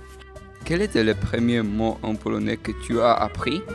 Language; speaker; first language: French; non-native, learner; Polish